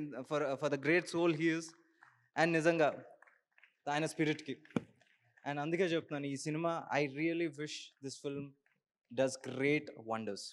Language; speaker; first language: Telugu; native; Telugu